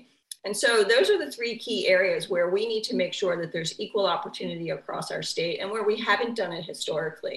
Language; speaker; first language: English; native; English